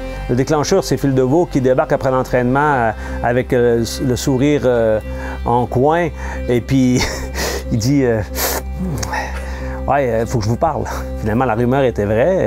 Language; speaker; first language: French; native; French